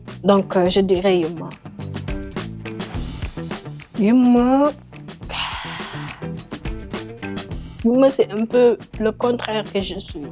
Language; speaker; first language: French; non-native, local second language; Wolof